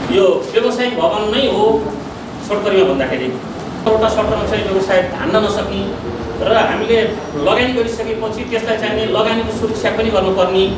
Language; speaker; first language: Nepali; native; Nepali